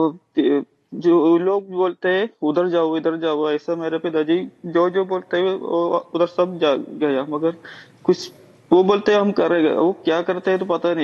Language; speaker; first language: Hindi; non-native, local second language; Malayalam